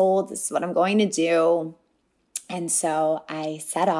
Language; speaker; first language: English; native; English